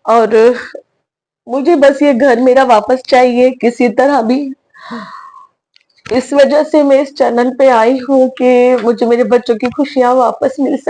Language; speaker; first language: Urdu; native; Urdu